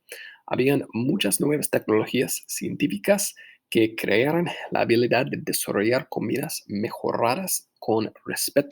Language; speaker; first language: Spanish; non-native, fluent; English